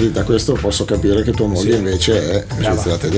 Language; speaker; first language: Italian; native; Italian